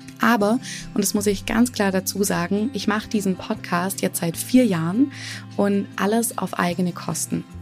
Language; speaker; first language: German; native; German